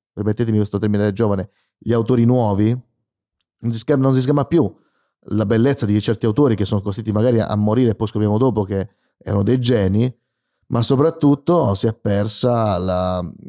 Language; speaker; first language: Italian; native; Italian